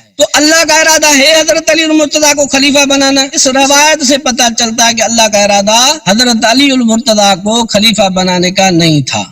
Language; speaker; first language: Urdu; non-native, local second language; Sindhi